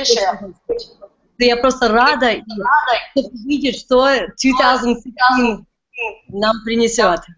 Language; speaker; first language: Russian; early bilingual, heritage; Russian